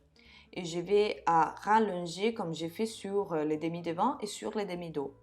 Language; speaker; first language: French; non-native, fluent; Italian